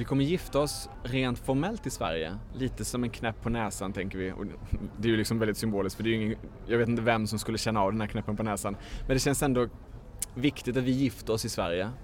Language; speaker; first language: Swedish; native; Swedish